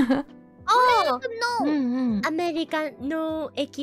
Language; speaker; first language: English; non-native, learner; Japanese